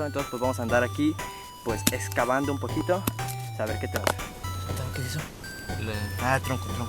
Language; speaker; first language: Spanish; native; Spanish